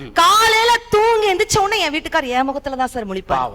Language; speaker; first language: Tamil; native; Tamil